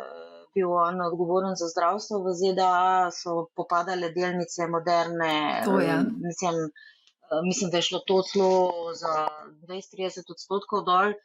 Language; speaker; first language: Slovenian; native; Slovenian